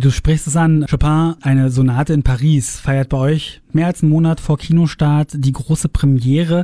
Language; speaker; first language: German; native; German